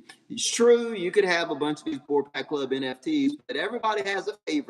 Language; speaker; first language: English; native; English